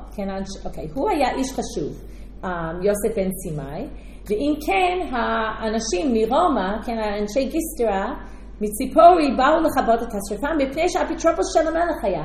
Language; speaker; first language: Hebrew; non-native, fluent; English